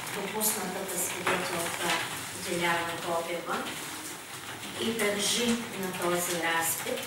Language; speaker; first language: Bulgarian; native; Bulgarian